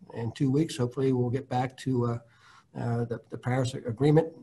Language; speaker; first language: English; native; English